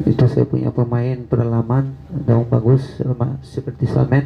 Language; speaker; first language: Indonesian; non-native, fluent; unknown